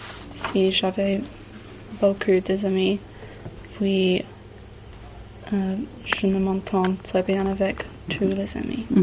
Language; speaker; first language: French; non-native, learner; English